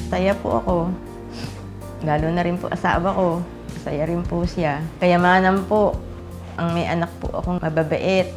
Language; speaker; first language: Filipino; native; Filipino